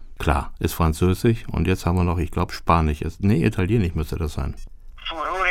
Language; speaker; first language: German; native; German